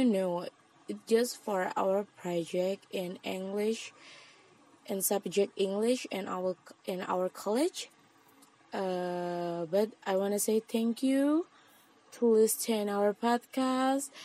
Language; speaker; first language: English; non-native, learner; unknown